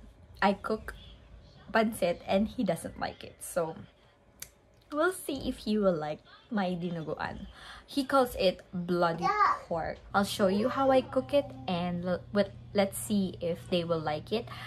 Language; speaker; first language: English; non-native, local second language; Filipino